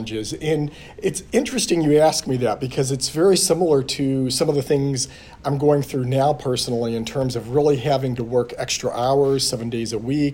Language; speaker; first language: English; native; English